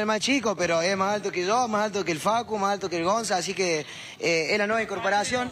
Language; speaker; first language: Spanish; native; Spanish